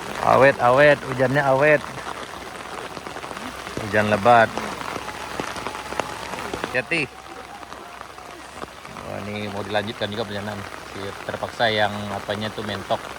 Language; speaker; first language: Indonesian; non-native, local second language; Minangkabau